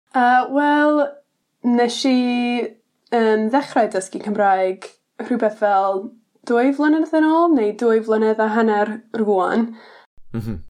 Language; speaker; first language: Welsh; non-native, learner; English